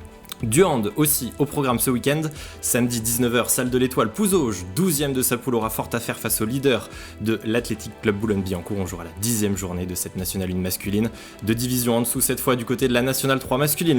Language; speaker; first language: French; native; French